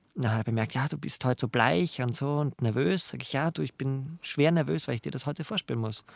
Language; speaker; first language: German; native; German